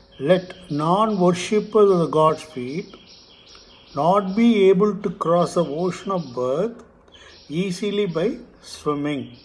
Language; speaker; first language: English; non-native, local second language; Tamil